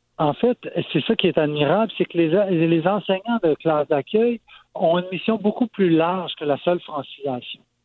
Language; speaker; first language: French; native; French